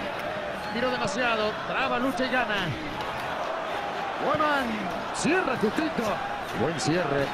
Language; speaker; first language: Spanish; native; Spanish